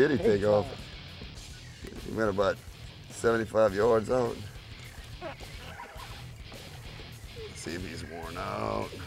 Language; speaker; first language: English; native; English